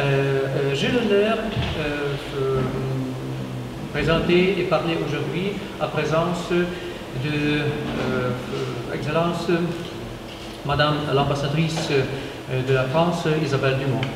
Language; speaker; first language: French; non-native, learner; Ukrainian